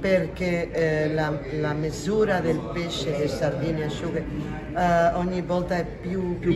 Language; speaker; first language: Italian; non-native, learner; Catalan